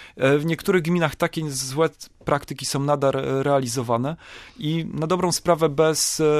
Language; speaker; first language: Polish; native; Polish